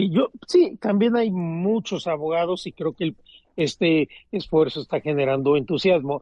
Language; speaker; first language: Spanish; native; Spanish